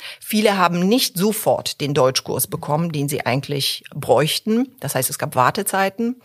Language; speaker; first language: German; early bilingual, other home language; Polish